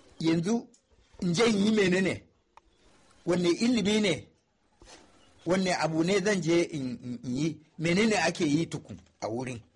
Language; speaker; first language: Hausa; non-native, local second language; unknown